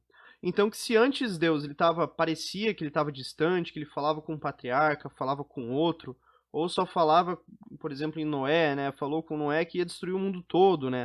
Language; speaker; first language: Portuguese; native; Portuguese